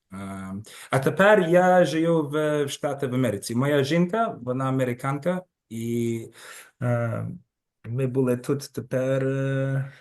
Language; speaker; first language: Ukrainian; early bilingual, heritage; Ukrainian